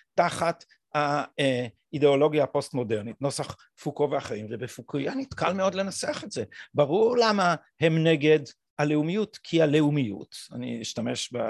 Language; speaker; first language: Hebrew; native; Hebrew